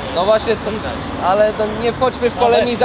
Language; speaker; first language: Polish; native; Polish